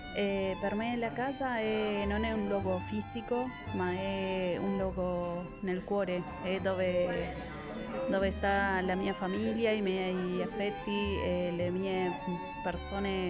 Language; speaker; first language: Italian; non-native, fluent; Spanish